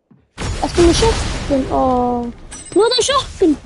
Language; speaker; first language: Icelandic; early bilingual, heritage; Icelandic